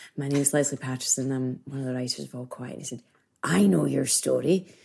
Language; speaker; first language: English; native; English